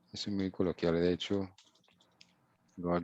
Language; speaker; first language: Spanish; non-native, fluent; English